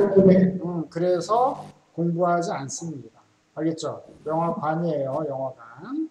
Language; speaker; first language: Korean; native; Korean